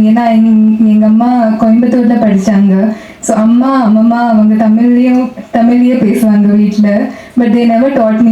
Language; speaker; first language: Tamil; non-native, learner; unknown